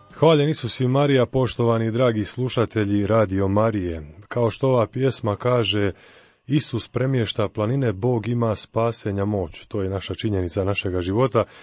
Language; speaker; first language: Croatian; native; Croatian